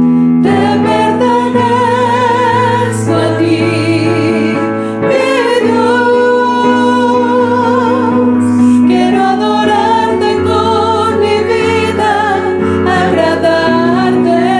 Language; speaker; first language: Spanish; native; Spanish